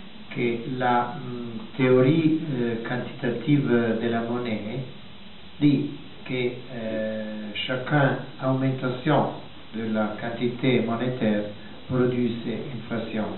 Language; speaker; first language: French; non-native, fluent; Italian